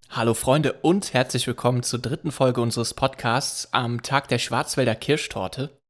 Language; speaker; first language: German; native; German